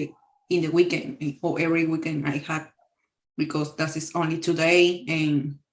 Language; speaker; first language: English; non-native, learner; Spanish